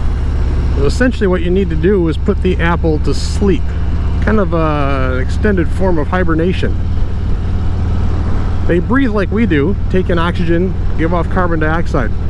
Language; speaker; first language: English; native; English